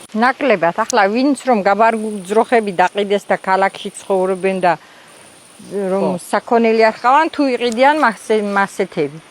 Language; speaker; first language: Georgian; native; Georgian